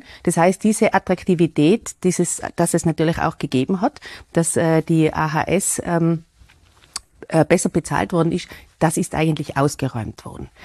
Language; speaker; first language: German; native; German